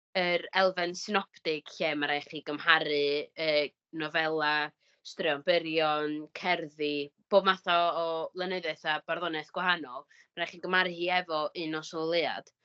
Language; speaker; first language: Welsh; native; Welsh